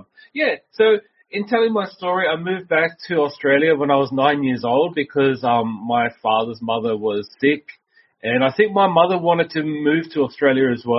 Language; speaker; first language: English; native; English